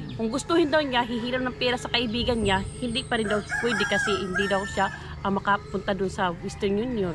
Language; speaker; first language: Filipino; non-native, local second language; Cebuano